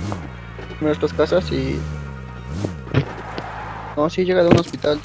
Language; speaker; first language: Spanish; native; Spanish